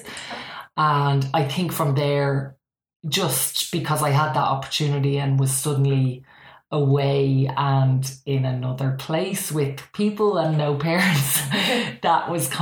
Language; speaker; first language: English; native; English